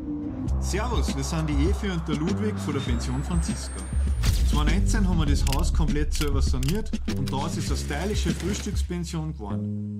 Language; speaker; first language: German; native; German